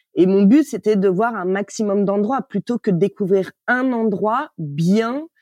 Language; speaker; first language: French; native; French